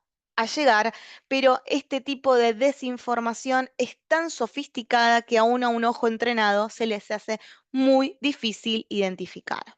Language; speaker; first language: Spanish; native; Spanish